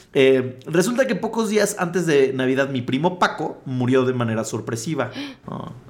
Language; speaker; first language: Spanish; native; Spanish